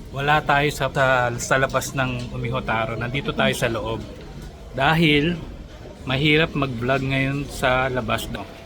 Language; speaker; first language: Filipino; native; Filipino